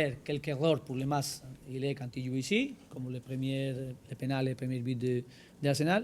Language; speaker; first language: French; non-native, learner; Spanish